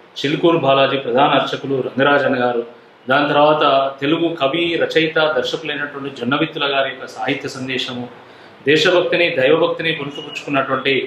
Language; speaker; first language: Telugu; native; Telugu